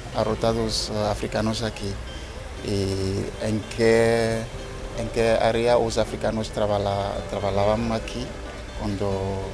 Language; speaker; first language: Portuguese; non-native, learner; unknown